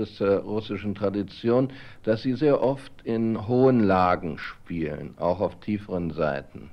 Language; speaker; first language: German; native; German